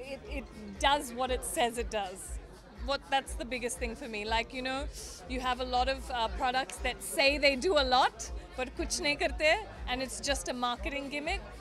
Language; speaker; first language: English; native; English